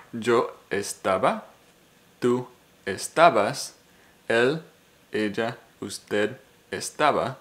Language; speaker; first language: Spanish; non-native, learner; English